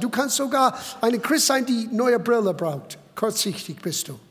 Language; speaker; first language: German; non-native, fluent; English